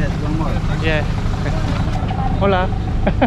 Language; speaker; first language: English; non-native, learner; Korean